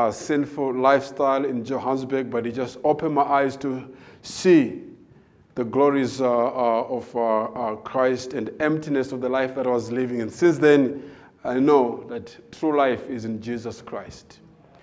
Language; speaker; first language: English; non-native, local second language; Nyanja